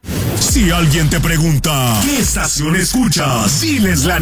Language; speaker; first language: Spanish; native; Spanish